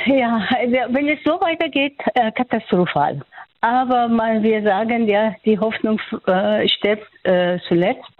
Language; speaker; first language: German; non-native, fluent; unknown